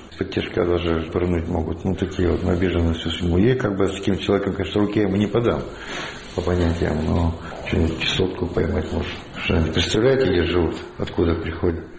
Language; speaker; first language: Russian; native; Russian